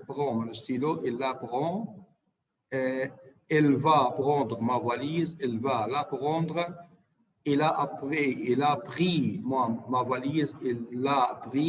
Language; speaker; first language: French; non-native, fluent; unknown